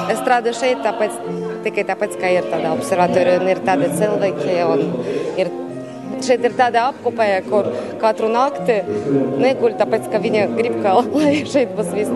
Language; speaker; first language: Latvian; non-native, local second language; Russian